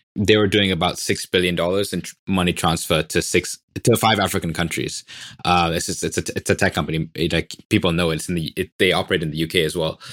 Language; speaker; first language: English; non-native, local second language; Swahili